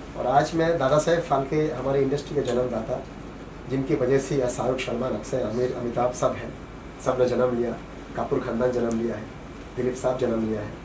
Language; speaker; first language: Hindi; non-native, local second language; Bangla